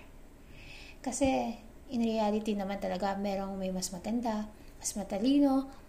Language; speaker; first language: English; non-native, local second language; Filipino